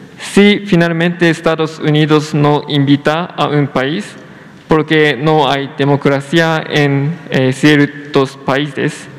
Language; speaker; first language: Spanish; non-native, fluent; Japanese